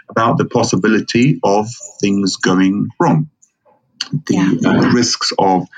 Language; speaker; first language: English; non-native, fluent; Arabic